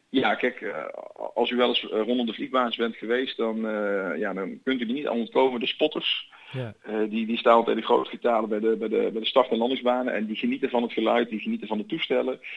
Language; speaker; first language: Dutch; native; Dutch